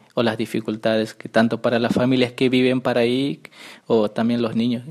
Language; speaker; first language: Spanish; native; Spanish